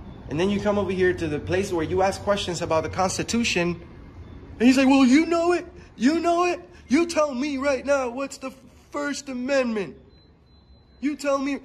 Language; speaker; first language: English; early bilingual, other home language; Spanish